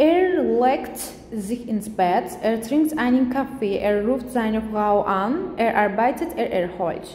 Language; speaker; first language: German; non-native, fluent; Azerbaijani